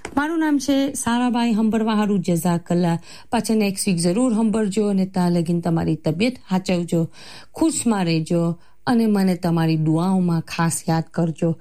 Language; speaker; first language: Gujarati; early bilingual, heritage; Gujarati